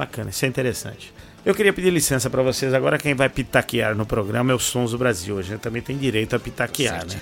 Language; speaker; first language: Portuguese; native; Portuguese